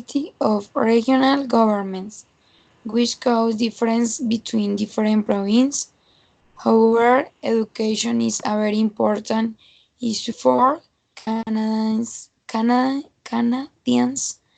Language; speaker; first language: English; non-native, learner; Spanish